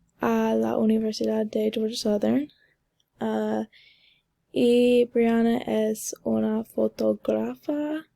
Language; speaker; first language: Spanish; non-native, learner; English